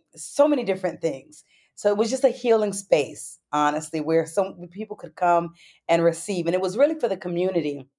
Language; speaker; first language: English; native; English